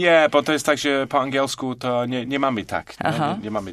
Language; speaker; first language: Polish; non-native, learner; English